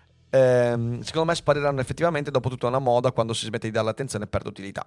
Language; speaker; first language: Italian; native; Italian